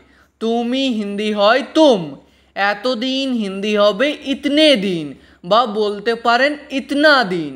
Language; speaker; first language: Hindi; non-native, fluent; Bangla